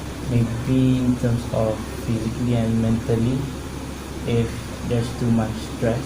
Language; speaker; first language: English; non-native, learner; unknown